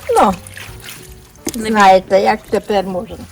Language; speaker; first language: Ukrainian; non-native, local second language; Hungarian